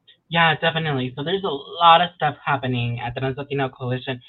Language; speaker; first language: English; early bilingual, other home language; Spanish